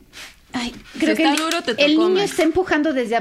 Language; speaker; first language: Spanish; native; Spanish